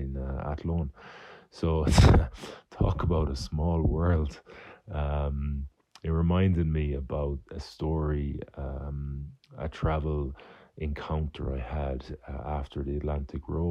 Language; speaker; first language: English; native; English